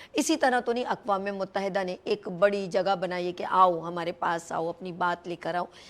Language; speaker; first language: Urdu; native; Urdu